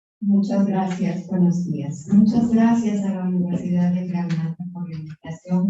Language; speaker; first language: Spanish; native; Spanish